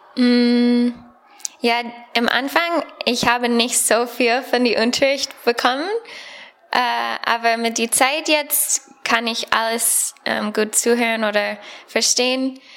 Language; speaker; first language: German; non-native, learner; English